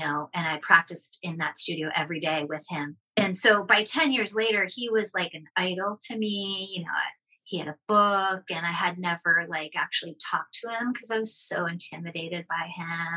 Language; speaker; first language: English; native; English